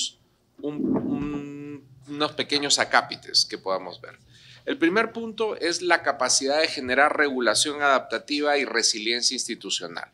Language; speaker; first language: Spanish; native; Spanish